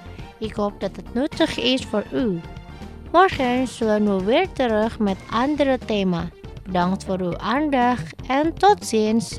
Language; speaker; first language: Dutch; non-native, learner; Indonesian